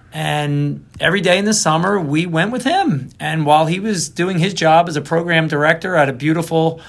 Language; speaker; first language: English; native; English